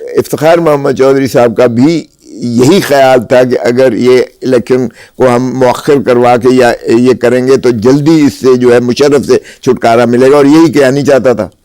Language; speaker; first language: Urdu; non-native, local second language; Saraiki